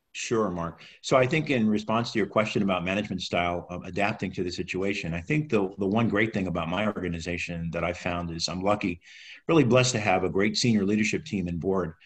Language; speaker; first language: English; native; English